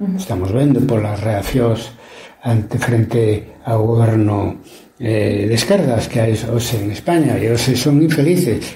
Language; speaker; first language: Galician; non-native, local second language; Spanish